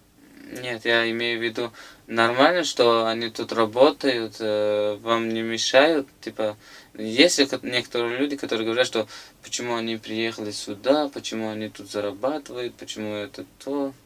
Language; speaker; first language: Russian; non-native, local second language; Tajik